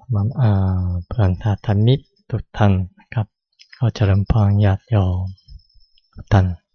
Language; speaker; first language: Thai; non-native, fluent; Japanese